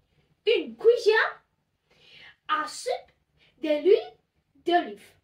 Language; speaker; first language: French; non-native, learner; Spanish